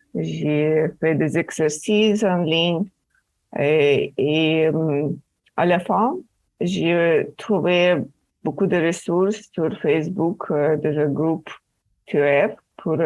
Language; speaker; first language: French; non-native, learner; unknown